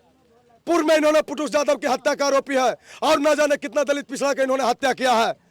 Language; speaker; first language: Hindi; native; Hindi